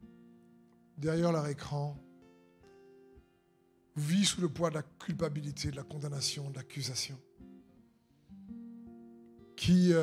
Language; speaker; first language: French; native; French